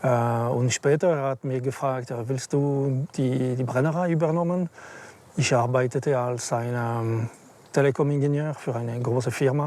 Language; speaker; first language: German; non-native, learner; French